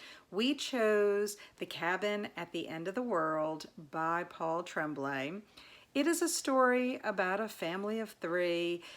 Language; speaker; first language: English; native; English